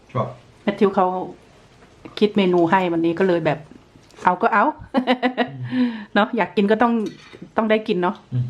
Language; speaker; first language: Thai; native; Thai